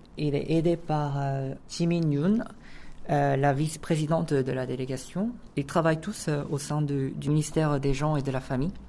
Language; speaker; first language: French; non-native, fluent; Korean